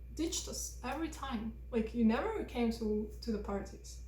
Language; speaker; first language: English; non-native, fluent; Russian